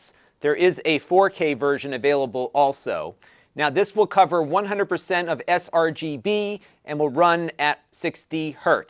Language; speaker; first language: English; native; English